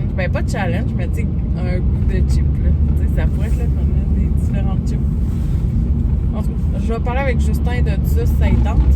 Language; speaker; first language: French; native; French